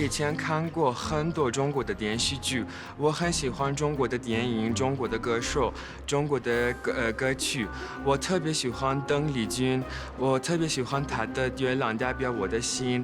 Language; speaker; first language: Chinese; non-native, learner; Persian